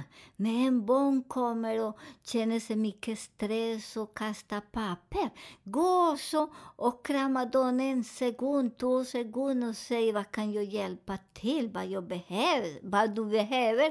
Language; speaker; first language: Swedish; non-native, learner; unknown